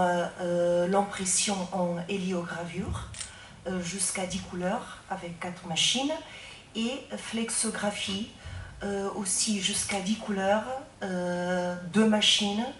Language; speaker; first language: French; non-native, fluent; Portuguese